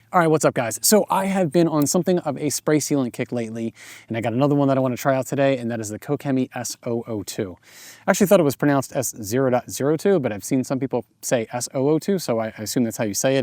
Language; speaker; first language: English; native; English